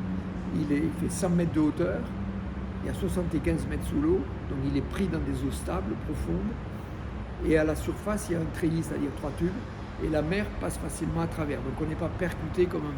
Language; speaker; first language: French; native; French